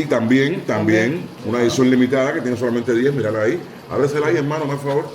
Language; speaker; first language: Spanish; native; Spanish